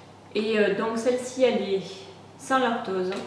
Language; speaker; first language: French; native; French